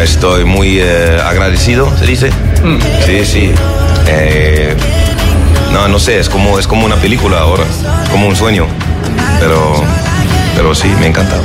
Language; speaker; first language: Spanish; non-native, learner; French